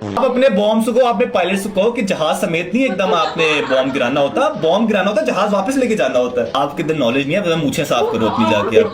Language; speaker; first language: Urdu; non-native, local second language; Punjabi